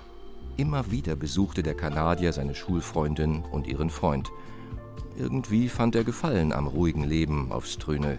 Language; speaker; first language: German; native; German